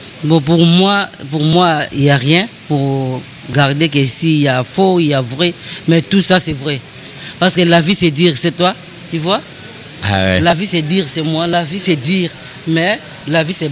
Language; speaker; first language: French; non-native, learner; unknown